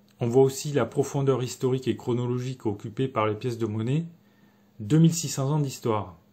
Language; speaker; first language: French; native; French